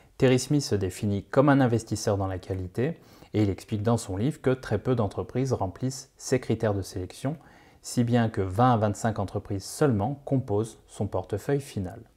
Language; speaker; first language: French; native; French